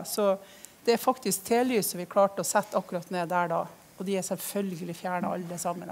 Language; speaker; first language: Norwegian; native; Norwegian